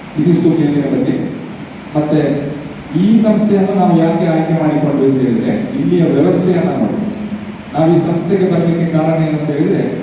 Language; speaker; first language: Kannada; native; Kannada